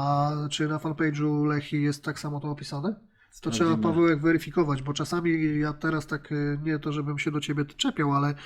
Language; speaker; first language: Polish; native; Polish